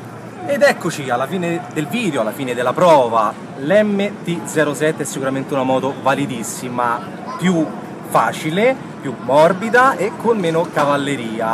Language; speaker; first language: Italian; native; Italian